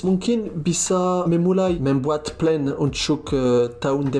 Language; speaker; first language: Indonesian; non-native, learner; French